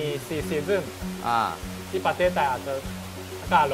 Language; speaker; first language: Thai; non-native, fluent; Japanese